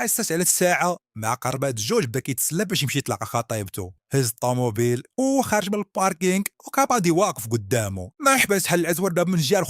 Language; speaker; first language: Arabic; native; Arabic